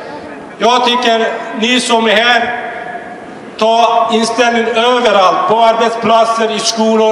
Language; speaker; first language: Swedish; non-native, fluent; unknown